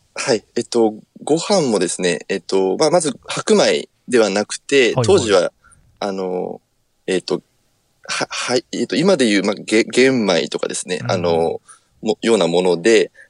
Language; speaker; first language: Japanese; native; Japanese